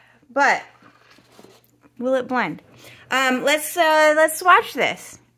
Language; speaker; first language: English; native; English